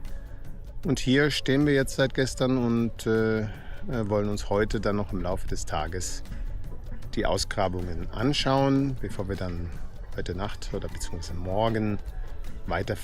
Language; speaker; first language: German; native; German